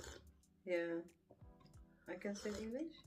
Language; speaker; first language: English; non-native, learner; Dutch